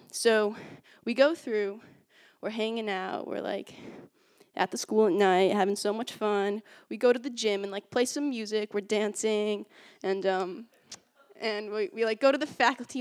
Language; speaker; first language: English; native; English